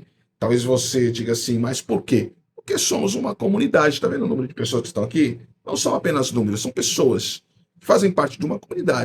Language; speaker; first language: Portuguese; native; Portuguese